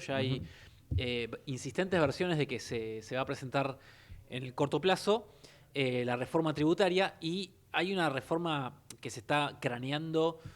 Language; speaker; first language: Spanish; native; Spanish